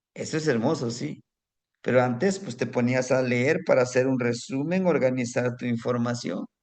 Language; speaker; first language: Spanish; native; Spanish